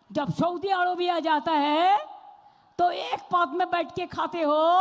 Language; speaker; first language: Hindi; non-native, local second language; Bangla